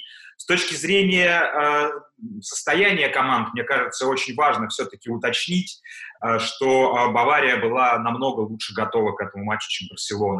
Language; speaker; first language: Russian; native; Russian